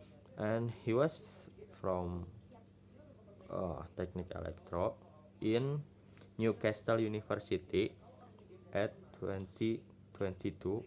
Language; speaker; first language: English; non-native, learner; Indonesian